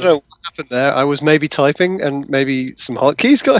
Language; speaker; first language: English; native; English